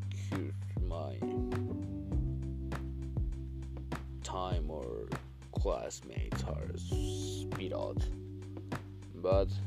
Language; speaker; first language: English; non-native, learner; Spanish